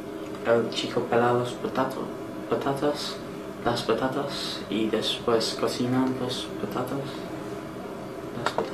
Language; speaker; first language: Spanish; non-native, learner; English